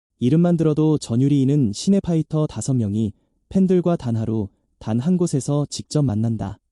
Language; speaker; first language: Korean; native; Korean